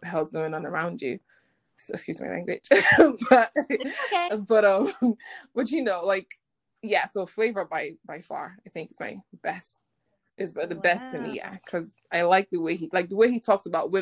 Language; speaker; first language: English; non-native, local second language; Igbo